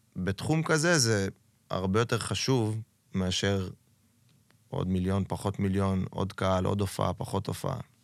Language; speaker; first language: Hebrew; native; Hebrew